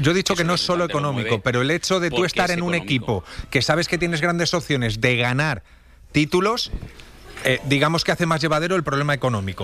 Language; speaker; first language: Spanish; native; Spanish